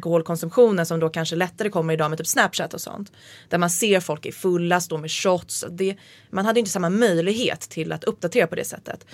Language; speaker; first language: Swedish; native; Swedish